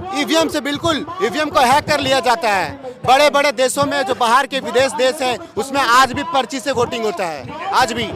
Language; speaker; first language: Hindi; native; Hindi